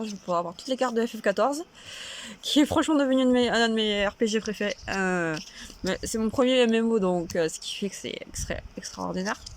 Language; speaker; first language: French; native; French